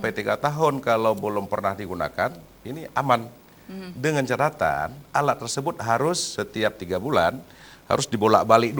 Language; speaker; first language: Malay; native; Malay